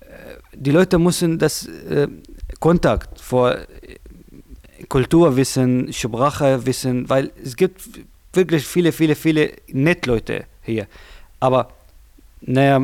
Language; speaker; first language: German; non-native, learner; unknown